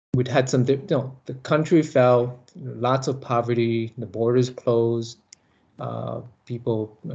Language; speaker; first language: English; early bilingual, other home language; Lao